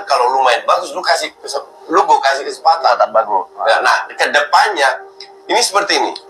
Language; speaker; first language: Indonesian; native; Indonesian